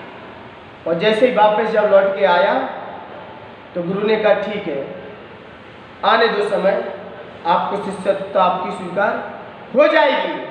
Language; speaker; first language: Hindi; native; Hindi